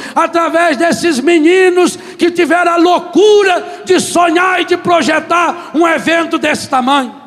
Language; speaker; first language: Portuguese; native; Portuguese